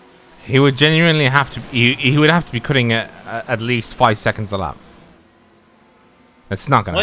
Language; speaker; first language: English; native; English